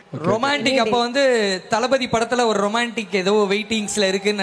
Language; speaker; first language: Tamil; native; Tamil